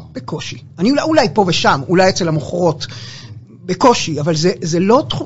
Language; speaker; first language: Hebrew; native; Hebrew